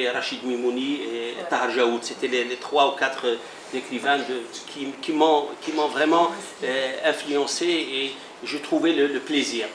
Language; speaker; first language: French; non-native, local second language; Arabic